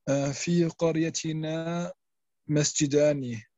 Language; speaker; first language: Arabic; non-native, learner; German